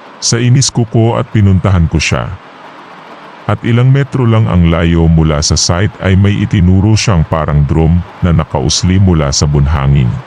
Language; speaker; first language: Filipino; native; Filipino